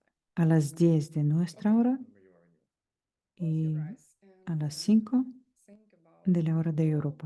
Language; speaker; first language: Spanish; non-native, fluent; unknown